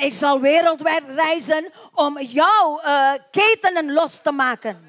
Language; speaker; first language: Dutch; non-native, learner; Indonesian